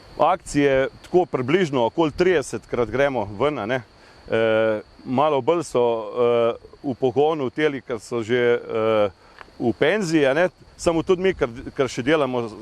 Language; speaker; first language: Slovenian; native; Slovenian